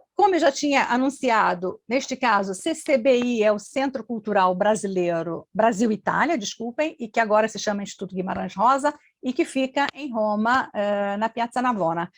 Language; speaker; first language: Portuguese; native; Portuguese